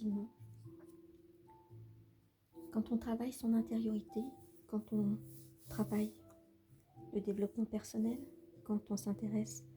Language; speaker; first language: French; native; French